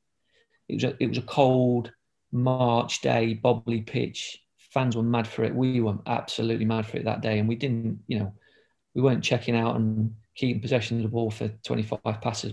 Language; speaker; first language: English; native; English